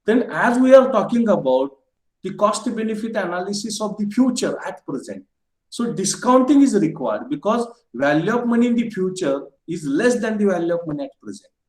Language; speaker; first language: English; non-native, local second language; Marathi